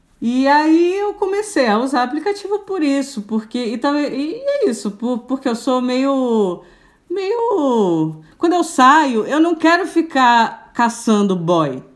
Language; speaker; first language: Portuguese; native; Portuguese